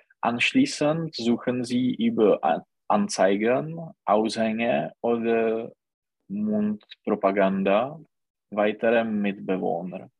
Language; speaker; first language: German; non-native, learner; Czech